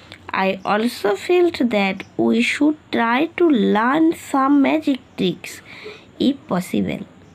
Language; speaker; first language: English; non-native, local second language; Bangla